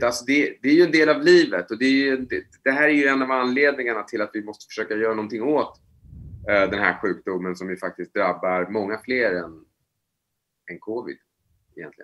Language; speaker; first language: Swedish; native; Swedish